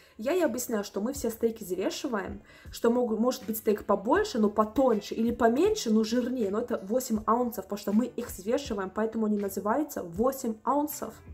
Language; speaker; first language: Russian; native; Russian